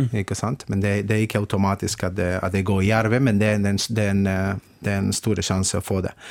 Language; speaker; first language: Norwegian; non-native, fluent; Spanish